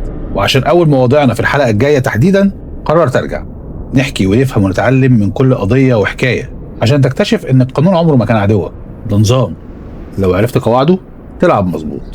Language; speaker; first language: Arabic; native; Arabic